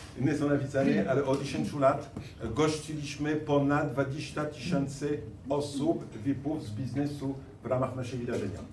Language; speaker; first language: Polish; non-native, fluent; French